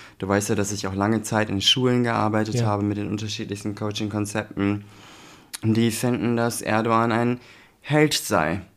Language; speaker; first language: German; early bilingual, other home language; Turkish